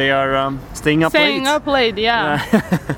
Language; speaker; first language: English; non-native, fluent; Croatian